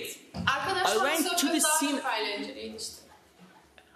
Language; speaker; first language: English; non-native, learner; Turkish